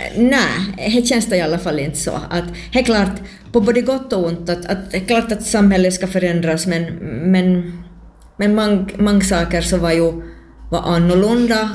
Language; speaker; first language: Swedish; native; Swedish